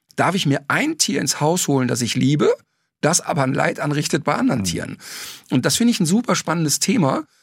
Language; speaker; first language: German; native; German